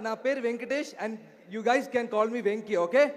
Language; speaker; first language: Telugu; non-native, learner; Malayalam